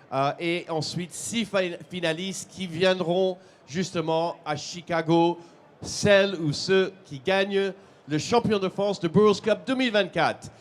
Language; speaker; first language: French; native; French